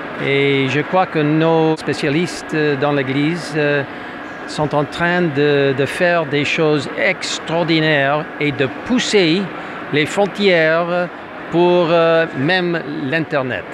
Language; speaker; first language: French; non-native, fluent; English